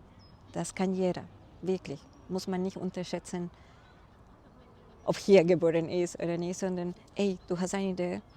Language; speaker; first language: German; non-native, fluent; Spanish